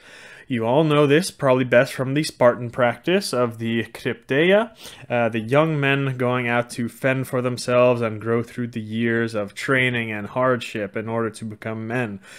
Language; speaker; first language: English; non-native, fluent; Swedish